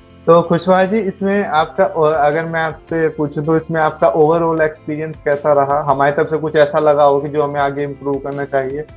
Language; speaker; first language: Hindi; native; Hindi